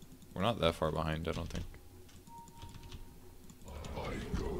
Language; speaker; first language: English; native; English